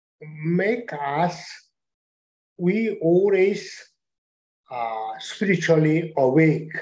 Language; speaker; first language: English; non-native, learner; Chinese